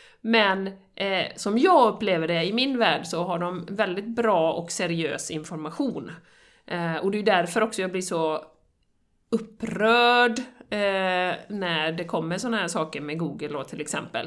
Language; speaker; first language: Swedish; native; Swedish